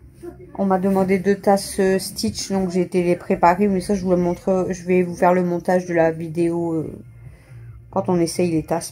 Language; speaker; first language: French; native; French